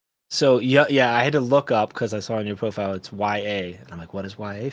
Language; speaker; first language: English; native; English